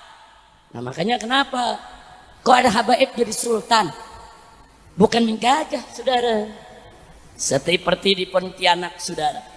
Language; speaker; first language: Indonesian; native; Indonesian